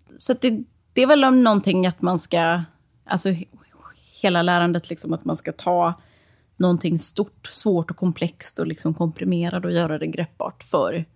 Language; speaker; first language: Swedish; early bilingual, other home language; Serbian